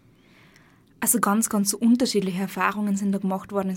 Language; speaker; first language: German; native; German